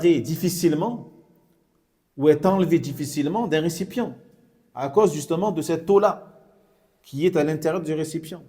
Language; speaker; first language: French; native; French